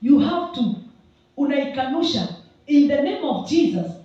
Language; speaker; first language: English; non-native, local second language; Swahili